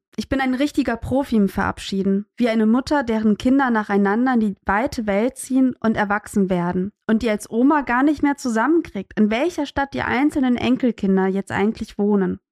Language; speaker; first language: German; native; German